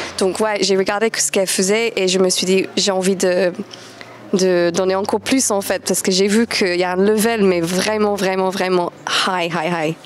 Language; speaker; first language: French; non-native, fluent; English